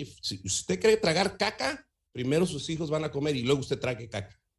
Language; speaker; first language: Spanish; early bilingual, heritage; Spanish